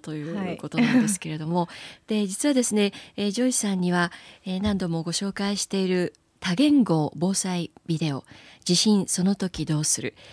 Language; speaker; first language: Japanese; native; Japanese